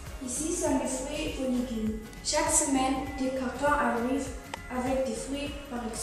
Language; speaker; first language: French; non-native, local second language; Luxembourgish